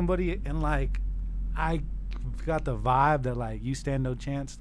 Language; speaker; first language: English; native; English